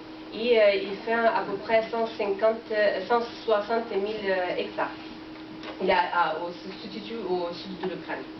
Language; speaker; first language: French; non-native, fluent; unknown